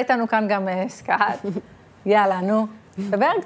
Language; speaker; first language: Hebrew; native; Hebrew